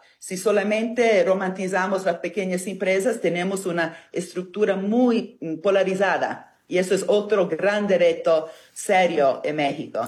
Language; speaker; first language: Spanish; non-native, fluent; Italian